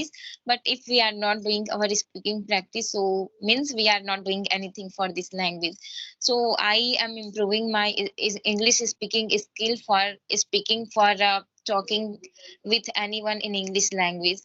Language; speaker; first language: English; non-native, learner; Hindi